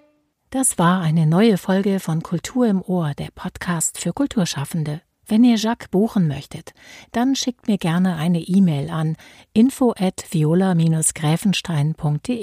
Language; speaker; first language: German; native; German